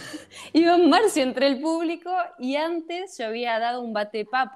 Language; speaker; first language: Portuguese; non-native, learner; Spanish